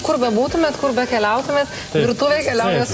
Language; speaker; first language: Lithuanian; native; Lithuanian